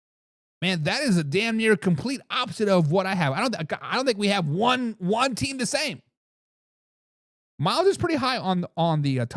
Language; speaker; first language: English; native; English